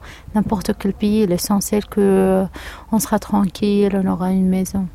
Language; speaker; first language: French; non-native, learner; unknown